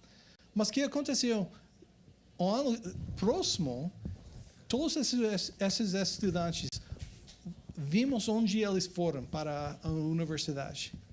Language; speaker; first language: Portuguese; non-native, fluent; English